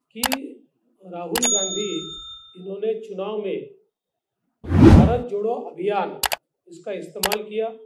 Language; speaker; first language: Hindi; non-native, local second language; Marathi